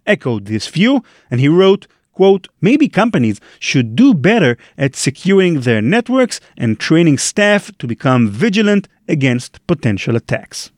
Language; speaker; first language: English; non-native, fluent; Hebrew